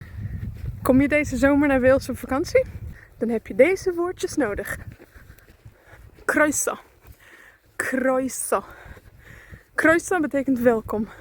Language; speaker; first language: Dutch; non-native, fluent; Spanish